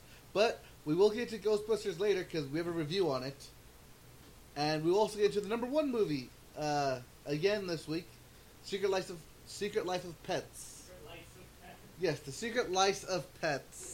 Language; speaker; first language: English; native; English